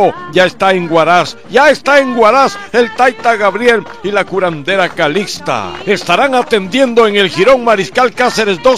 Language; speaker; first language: Spanish; native; Spanish